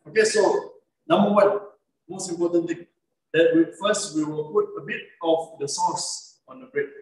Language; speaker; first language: English; non-native, local second language; Malay